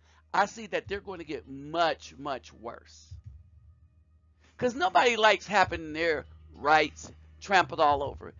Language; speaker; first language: English; native; English